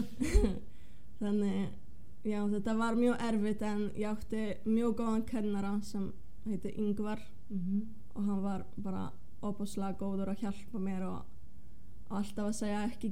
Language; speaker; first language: Icelandic; non-native, fluent; Polish